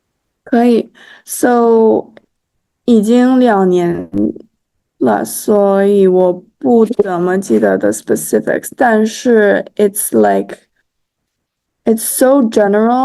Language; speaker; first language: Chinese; early bilingual, heritage; Chinese